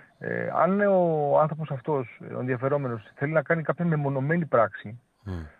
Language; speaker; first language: Greek; native; Greek